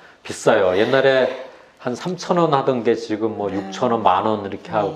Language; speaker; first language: Korean; native; Korean